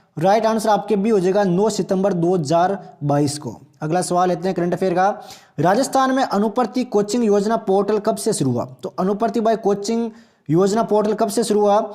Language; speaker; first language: Hindi; native; Hindi